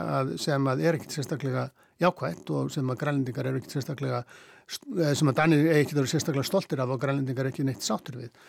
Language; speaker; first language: Icelandic; native; Icelandic